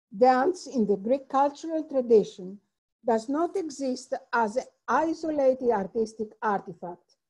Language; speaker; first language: English; non-native, fluent; Greek